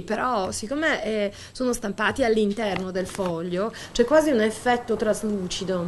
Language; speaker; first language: Italian; native; Italian